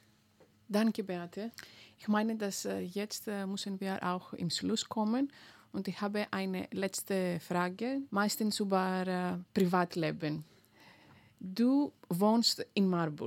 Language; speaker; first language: German; non-native, fluent; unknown